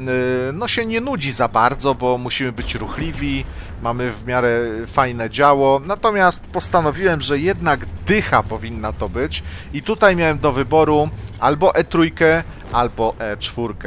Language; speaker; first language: Polish; native; Polish